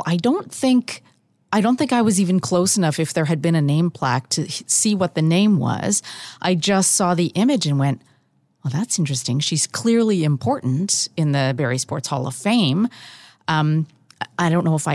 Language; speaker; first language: English; native; English